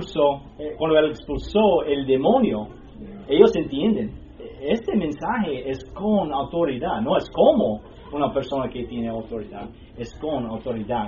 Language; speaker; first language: Spanish; non-native, learner; English